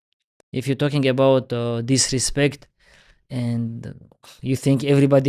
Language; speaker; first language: English; non-native, learner; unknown